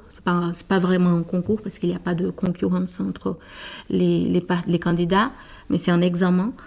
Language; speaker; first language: French; non-native, fluent; Portuguese